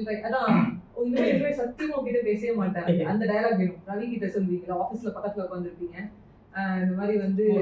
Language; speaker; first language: Tamil; native; Tamil